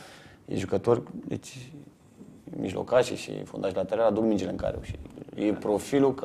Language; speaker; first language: Romanian; native; Romanian